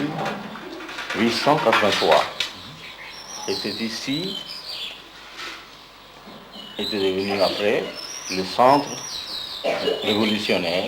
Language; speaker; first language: French; non-native, local second language; Bangla